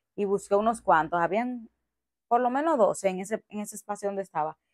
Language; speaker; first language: Spanish; native; Spanish